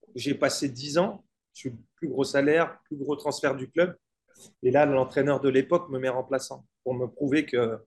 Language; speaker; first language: French; native; French